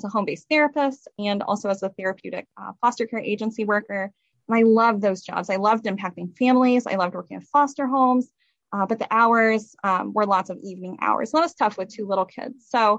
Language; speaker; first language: English; native; English